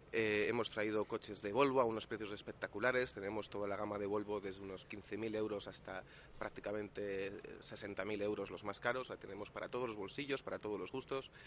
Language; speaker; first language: Spanish; native; Spanish